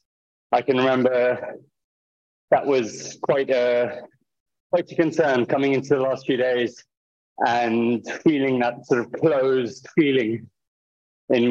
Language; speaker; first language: English; native; English